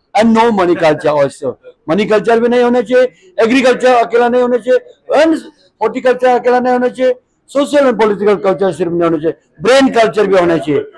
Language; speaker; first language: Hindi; non-native, local second language; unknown